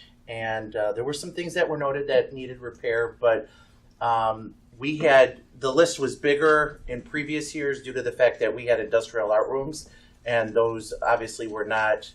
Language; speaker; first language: English; native; English